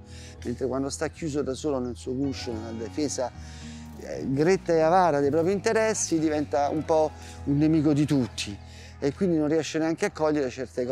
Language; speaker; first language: Italian; native; Italian